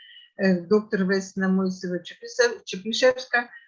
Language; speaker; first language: Macedonian; non-native, fluent; Russian